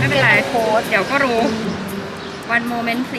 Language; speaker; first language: Thai; native; Thai